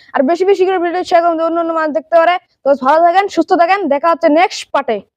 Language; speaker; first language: Bangla; native; Bangla